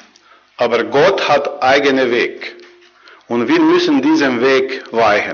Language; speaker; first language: German; non-native, learner; Croatian